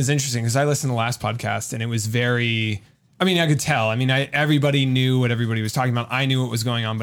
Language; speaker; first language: English; native; English